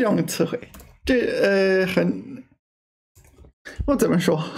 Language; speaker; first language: Chinese; non-native, learner; English